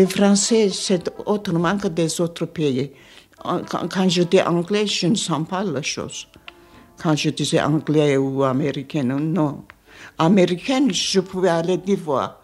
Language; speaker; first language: French; non-native, fluent; Armenian